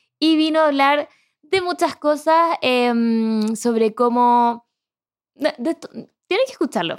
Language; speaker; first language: Spanish; native; Spanish